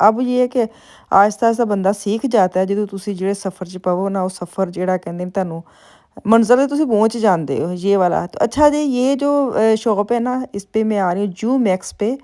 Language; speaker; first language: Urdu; non-native, local second language; Punjabi